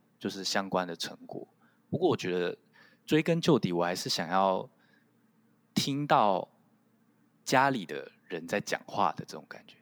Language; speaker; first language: Chinese; non-native, local second language; Min Nan Chinese